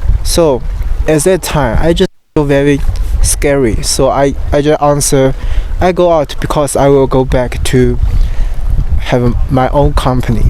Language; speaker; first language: English; non-native, learner; Chinese